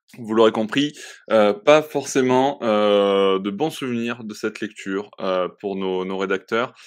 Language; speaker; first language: French; native; French